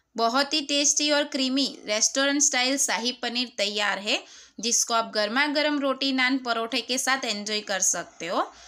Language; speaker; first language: Hindi; non-native, local second language; Gujarati